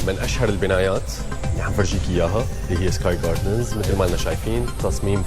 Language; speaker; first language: Arabic; native; Arabic